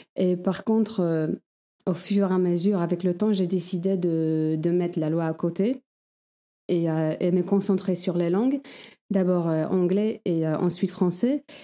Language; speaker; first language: French; non-native, fluent; Polish